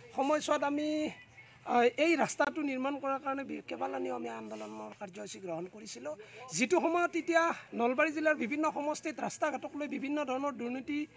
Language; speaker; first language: Assamese; native; Assamese